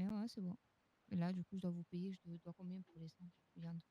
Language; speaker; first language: French; native; French